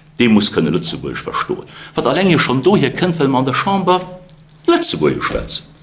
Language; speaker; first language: Luxembourgish; native; Luxembourgish